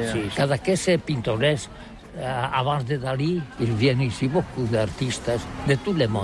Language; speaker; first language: French; non-native, learner; Catalan